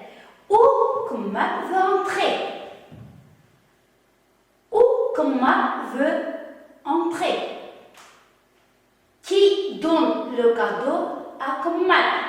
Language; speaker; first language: French; non-native, fluent; Uzbek